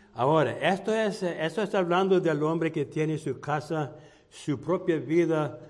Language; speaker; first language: Spanish; non-native, fluent; English